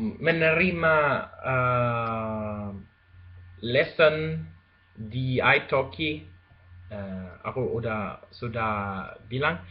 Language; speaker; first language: Indonesian; non-native, learner; Spanish